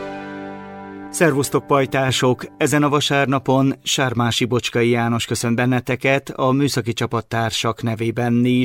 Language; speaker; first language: Hungarian; native; Hungarian